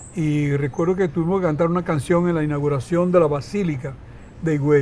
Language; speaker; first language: Spanish; native; Spanish